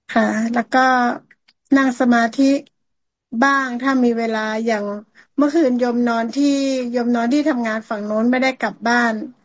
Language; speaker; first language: Thai; native; Thai